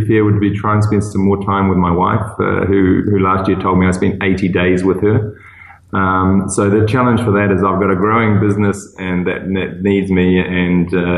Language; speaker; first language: English; native; English